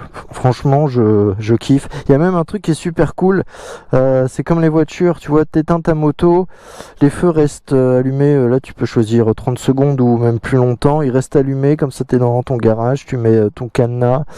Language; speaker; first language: French; native; French